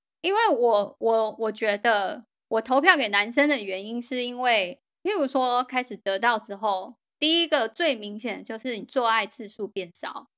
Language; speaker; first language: Chinese; native; Chinese